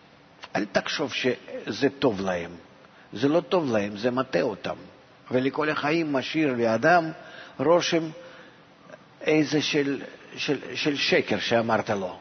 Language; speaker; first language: Hebrew; non-native, fluent; Russian